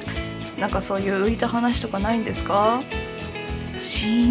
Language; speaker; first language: Japanese; native; Japanese